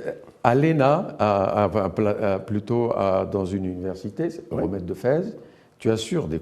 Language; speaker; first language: French; non-native, local second language; Arabic